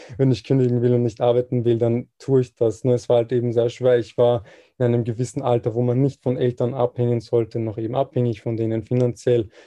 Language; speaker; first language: German; early bilingual, other home language; Serbian